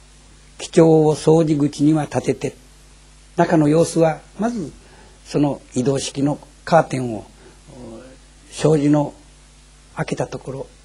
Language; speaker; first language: Japanese; native; Japanese